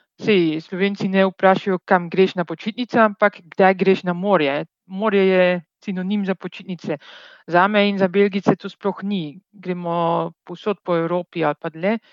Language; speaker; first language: Slovenian; non-native, fluent; Dutch